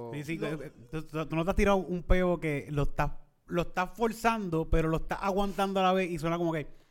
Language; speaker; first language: Spanish; native; Spanish